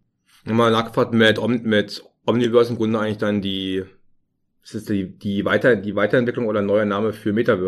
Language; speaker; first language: German; native; German